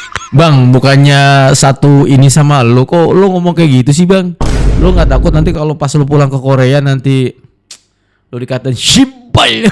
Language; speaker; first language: Indonesian; native; Indonesian